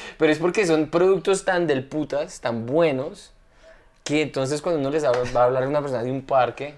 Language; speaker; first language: Spanish; native; Spanish